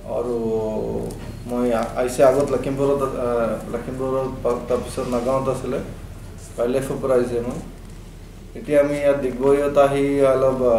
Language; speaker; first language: Assamese; non-native, local second language; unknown